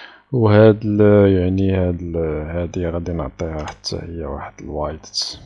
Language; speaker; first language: Arabic; native; Arabic